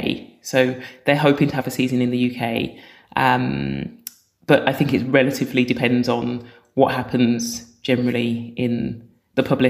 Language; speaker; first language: English; native; English